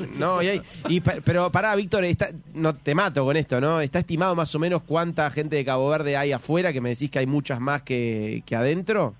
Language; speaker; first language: Spanish; native; Spanish